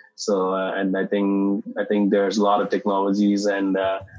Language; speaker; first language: English; non-native, local second language; Tamil